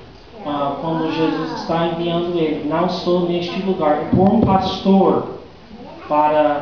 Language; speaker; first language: Portuguese; non-native, fluent; English